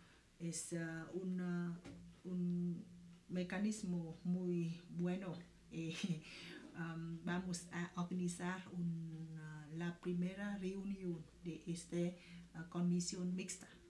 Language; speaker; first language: Spanish; non-native, fluent; Vietnamese